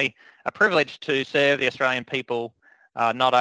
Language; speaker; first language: English; native; English